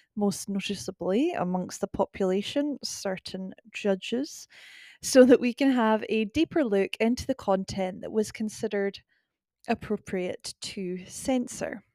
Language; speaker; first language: English; native; English